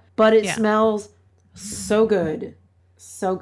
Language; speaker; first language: English; native; English